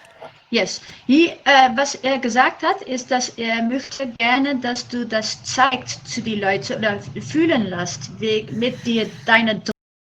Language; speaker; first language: German; non-native, learner; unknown